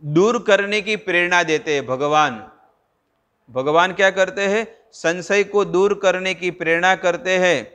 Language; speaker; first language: Hindi; non-native, local second language; Gujarati